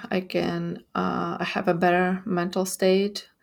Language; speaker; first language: English; non-native, fluent; Ukrainian